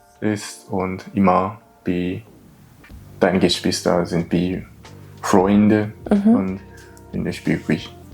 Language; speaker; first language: German; non-native, learner; Japanese